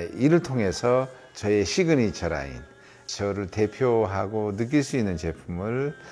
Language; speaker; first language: Korean; native; Korean